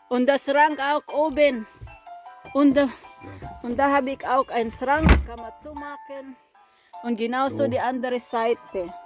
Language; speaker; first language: German; non-native, learner; Filipino